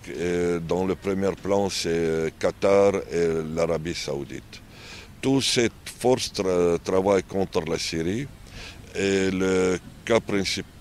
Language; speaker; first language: French; non-native, learner; Arabic